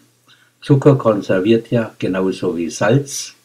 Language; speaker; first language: German; native; German